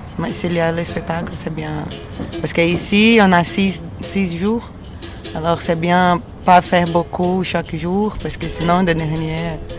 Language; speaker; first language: French; non-native, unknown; Portuguese